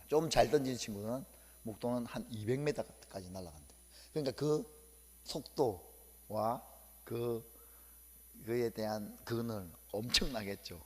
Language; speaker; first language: Korean; native; Korean